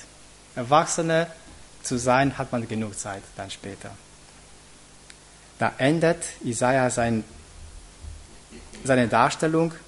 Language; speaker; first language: German; non-native, fluent; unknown